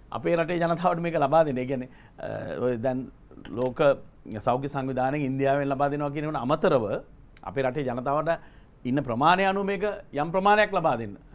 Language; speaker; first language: Sinhala; native; Sinhala